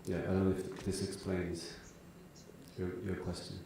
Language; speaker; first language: English; non-native, learner; Korean